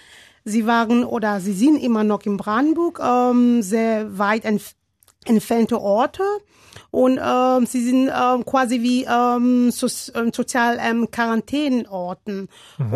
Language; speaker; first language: German; non-native, learner; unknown